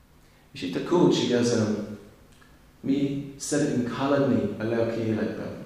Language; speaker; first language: Hungarian; non-native, learner; English